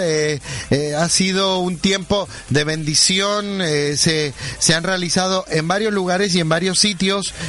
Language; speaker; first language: Spanish; native; Spanish